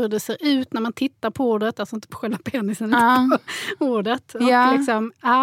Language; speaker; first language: Swedish; native; Swedish